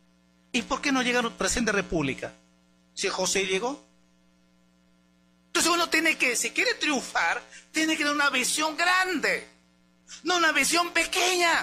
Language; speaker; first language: Spanish; native; Spanish